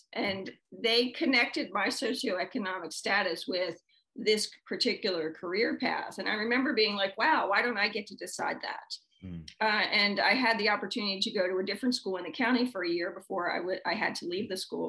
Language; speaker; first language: English; native; English